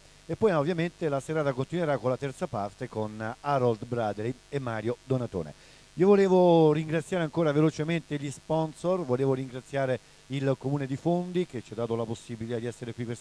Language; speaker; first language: Italian; native; Italian